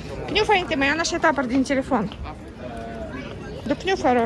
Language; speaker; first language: Swedish; non-native, learner; Russian